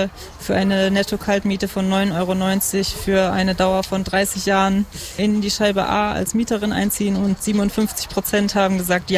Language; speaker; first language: German; native; German